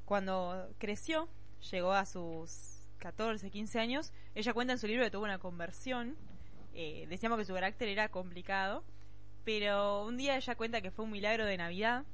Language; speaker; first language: Spanish; native; Spanish